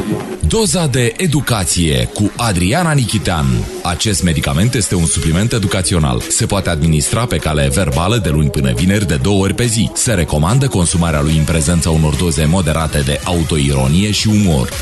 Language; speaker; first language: Romanian; native; Romanian